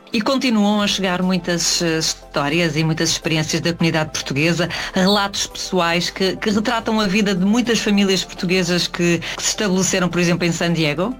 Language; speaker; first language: Portuguese; native; Portuguese